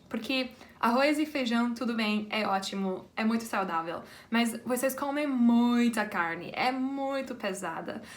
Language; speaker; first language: Portuguese; non-native, fluent; English